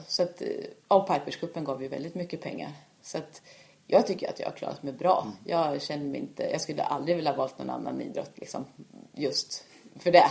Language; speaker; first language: Swedish; native; Swedish